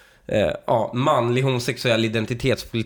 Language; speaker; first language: Swedish; native; Swedish